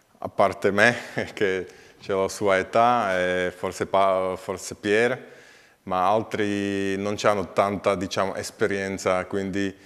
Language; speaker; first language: Italian; non-native, learner; Slovak